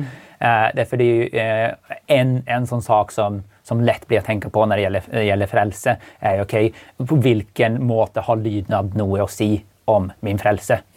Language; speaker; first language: Swedish; native; Swedish